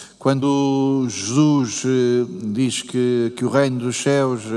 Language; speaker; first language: Portuguese; native; Portuguese